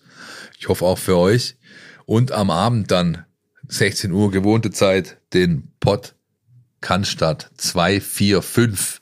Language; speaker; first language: German; native; German